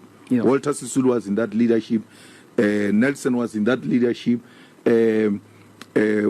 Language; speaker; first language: English; non-native, local second language; Northern Sotho